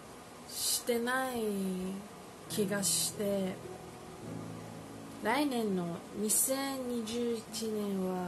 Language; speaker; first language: Japanese; non-native, learner; Filipino